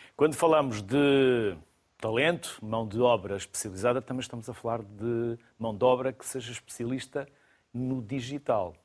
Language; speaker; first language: Portuguese; native; Portuguese